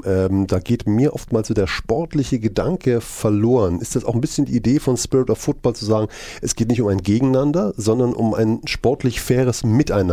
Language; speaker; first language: German; native; German